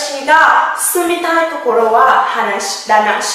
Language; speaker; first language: Japanese; non-native, learner; Vietnamese